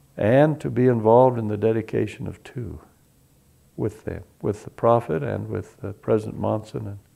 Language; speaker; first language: English; early bilingual, other home language; Spanish